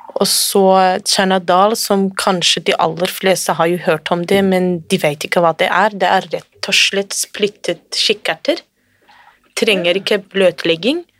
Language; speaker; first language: Norwegian; non-native, fluent; Kurdish